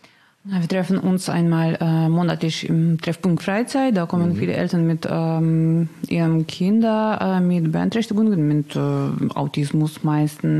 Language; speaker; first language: German; non-native, learner; Russian